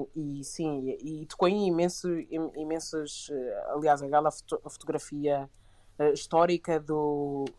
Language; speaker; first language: Portuguese; native; Portuguese